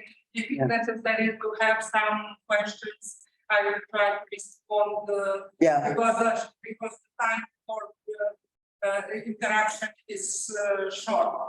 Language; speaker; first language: English; non-native, learner; Romanian